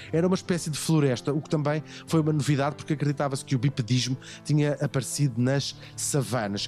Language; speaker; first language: Portuguese; native; Portuguese